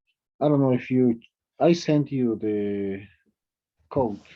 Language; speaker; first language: English; non-native, fluent; Spanish